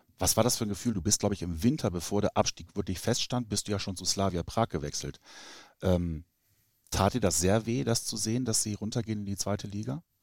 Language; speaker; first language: German; native; German